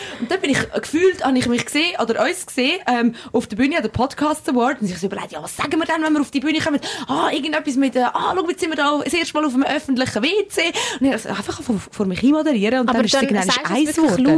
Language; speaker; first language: German; native; German